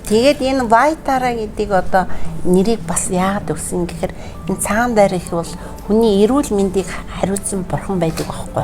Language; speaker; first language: Mongolian; native; Mongolian